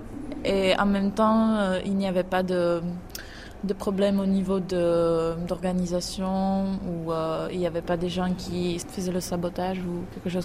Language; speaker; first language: French; non-native, fluent; Czech